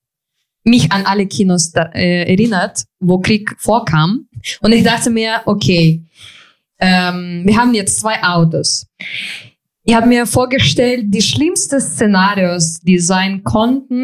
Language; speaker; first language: German; non-native, fluent; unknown